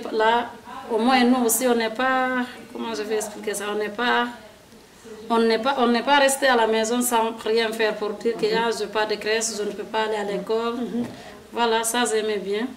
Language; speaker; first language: French; non-native, learner; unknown